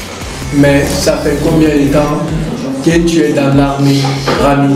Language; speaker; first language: French; non-native, learner; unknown